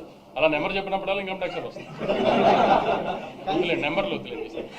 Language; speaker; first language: Telugu; native; Telugu